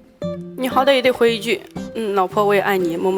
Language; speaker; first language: Chinese; native; Chinese